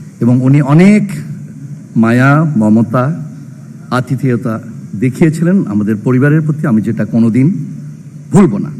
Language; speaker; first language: Bangla; non-native, local second language; Chakma